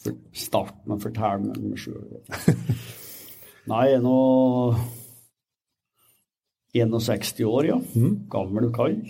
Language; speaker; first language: Norwegian; native; Norwegian